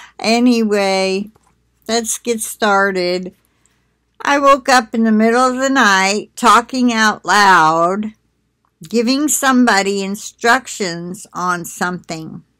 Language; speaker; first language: English; native; English